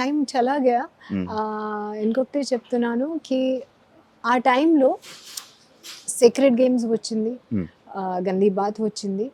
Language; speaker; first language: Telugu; non-native, learner; Hindi